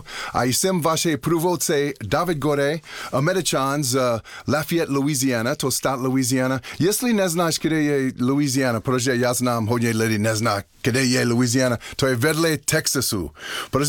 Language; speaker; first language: Czech; non-native, learner; English